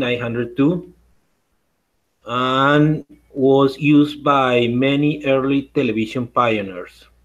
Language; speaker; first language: English; non-native, learner; Spanish